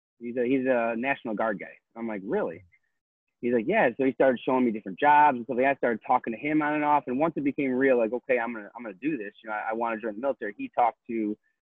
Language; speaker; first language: English; native; English